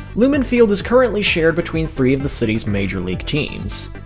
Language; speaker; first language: English; native; English